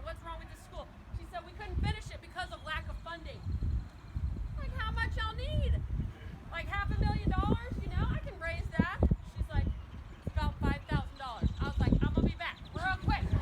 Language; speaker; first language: English; native; English